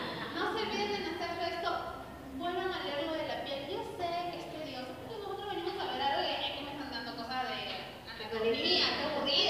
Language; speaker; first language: Spanish; native; Spanish